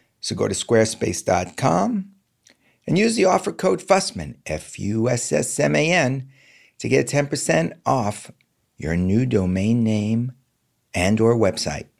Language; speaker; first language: English; native; English